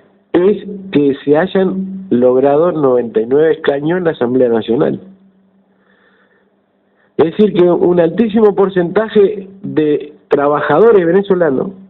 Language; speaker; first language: Spanish; native; Spanish